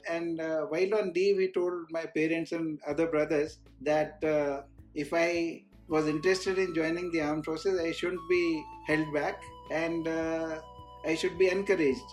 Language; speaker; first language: English; non-native, local second language; Hindi